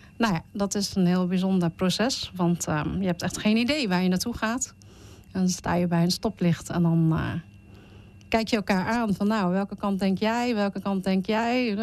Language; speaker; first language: Dutch; early bilingual, other home language; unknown